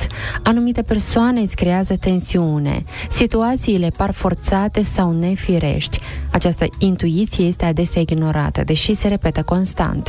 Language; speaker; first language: Romanian; native; Romanian